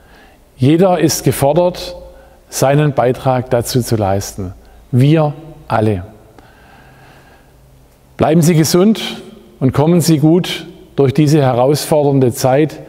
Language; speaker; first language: German; native; German